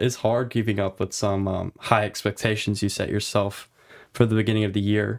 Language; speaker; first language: English; native; English